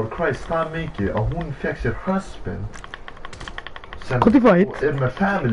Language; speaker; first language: Icelandic; early bilingual, heritage; Icelandic